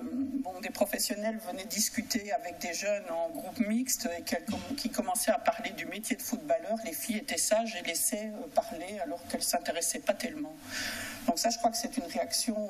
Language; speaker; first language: French; native; French